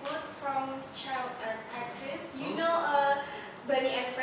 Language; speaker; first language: English; non-native, learner; Indonesian